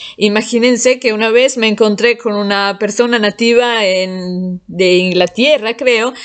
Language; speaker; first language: Spanish; non-native, fluent; Italian